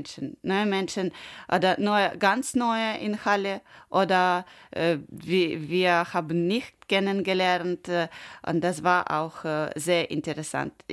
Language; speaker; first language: German; non-native, learner; Ukrainian